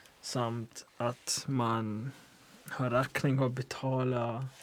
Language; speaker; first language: Swedish; non-native, local second language; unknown